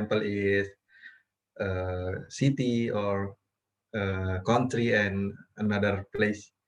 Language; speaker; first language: English; non-native, learner; Indonesian